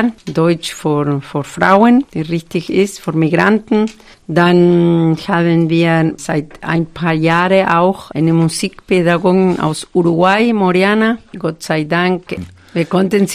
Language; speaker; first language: German; non-native, fluent; Spanish